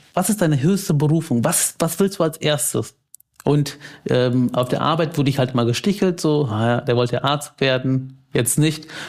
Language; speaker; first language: German; early bilingual, other home language; Tamil